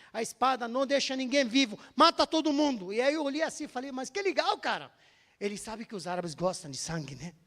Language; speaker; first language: Portuguese; non-native, fluent; Arabic